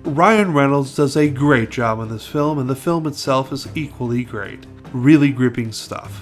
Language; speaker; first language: English; native; English